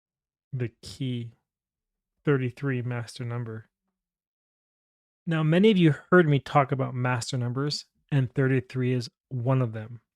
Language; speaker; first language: English; native; English